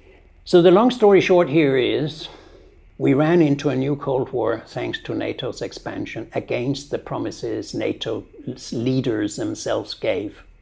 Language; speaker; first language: English; non-native, fluent; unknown